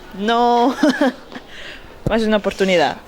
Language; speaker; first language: Spanish; non-native, learner; Portuguese